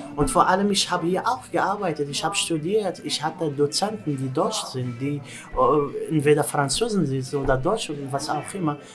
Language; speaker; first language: German; non-native, fluent; Indonesian